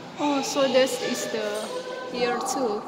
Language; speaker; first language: English; non-native, learner; Indonesian